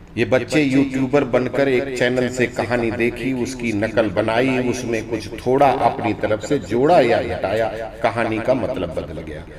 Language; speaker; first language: Hindi; native; Hindi